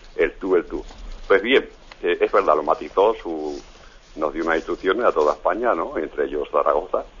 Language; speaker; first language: Spanish; native; Spanish